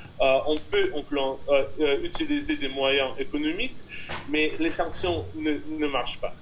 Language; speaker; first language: French; non-native, fluent; Russian